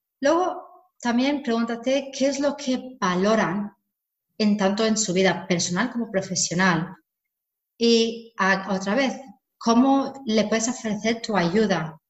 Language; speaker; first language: Spanish; non-native, fluent; English